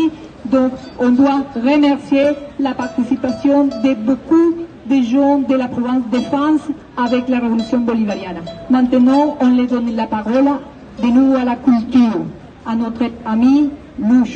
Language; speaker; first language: French; non-native, learner; Spanish